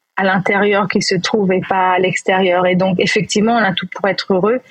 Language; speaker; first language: French; native; French